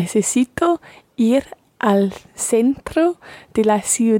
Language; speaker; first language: Spanish; non-native, learner; English